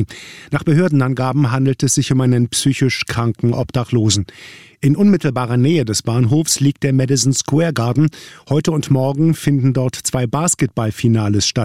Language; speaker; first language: German; native; German